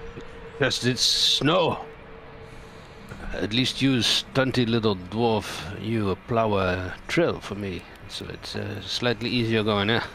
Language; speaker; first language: English; non-native, fluent; French